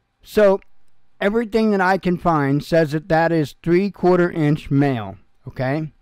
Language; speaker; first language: English; native; English